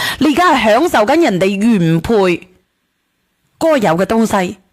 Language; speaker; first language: Cantonese; native; Cantonese